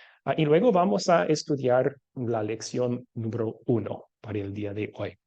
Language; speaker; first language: Spanish; non-native, fluent; English